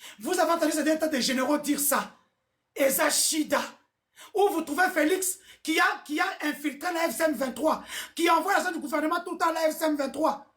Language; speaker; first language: French; non-native, local second language; Lingala